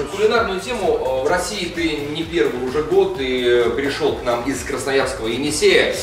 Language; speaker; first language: Russian; native; Russian